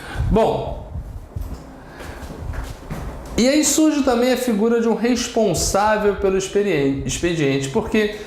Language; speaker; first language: Portuguese; native; Portuguese